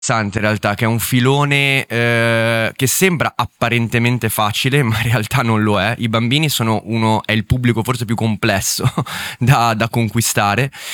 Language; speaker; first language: Italian; native; Italian